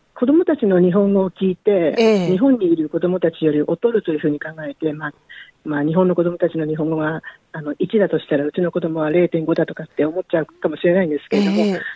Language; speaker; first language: Japanese; native; Japanese